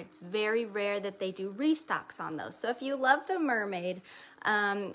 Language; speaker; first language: English; native; English